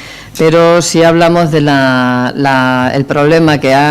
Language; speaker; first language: Spanish; native; Spanish